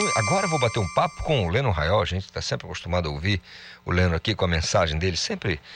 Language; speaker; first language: Portuguese; native; Portuguese